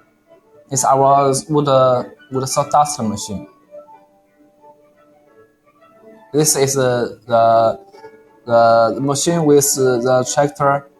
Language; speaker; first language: English; non-native, learner; Chinese